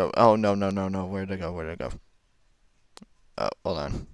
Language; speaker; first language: English; native; English